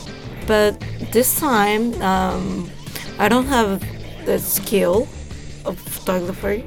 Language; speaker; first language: English; non-native, learner; Japanese